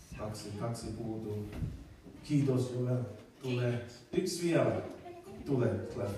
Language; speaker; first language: Finnish; non-native, learner; English